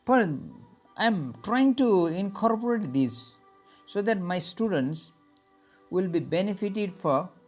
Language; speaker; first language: English; non-native, local second language; Nepali